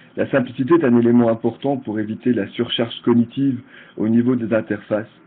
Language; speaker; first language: French; native; French